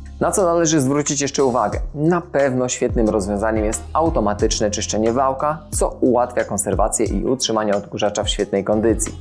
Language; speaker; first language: Polish; native; Polish